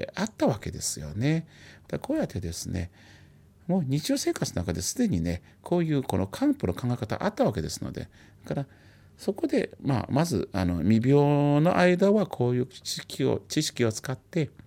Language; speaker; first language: Japanese; non-native, fluent; Chinese